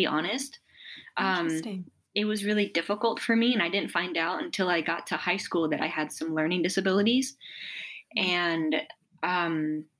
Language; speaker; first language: English; native; English